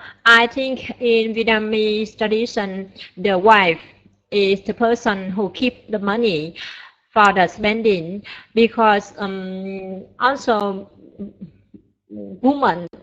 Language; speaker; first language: English; non-native, learner; Vietnamese